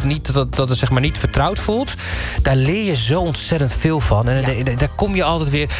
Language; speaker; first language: Dutch; early bilingual, other home language; Persian